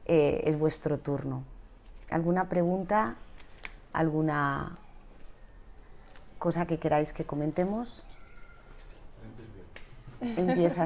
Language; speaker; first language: Spanish; native; Spanish